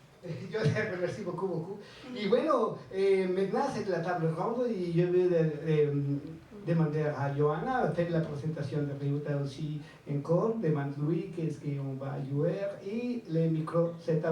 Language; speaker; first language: French; non-native, learner; Spanish